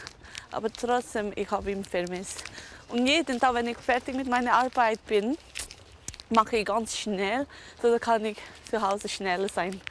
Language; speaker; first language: German; non-native, local second language; Tibetan